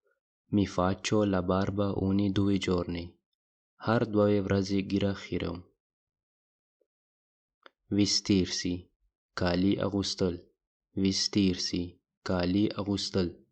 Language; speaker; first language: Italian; non-native, fluent; Pashto